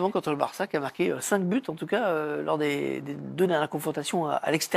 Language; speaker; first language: French; native; French